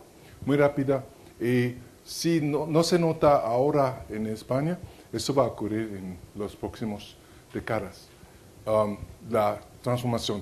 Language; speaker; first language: Spanish; non-native, fluent; French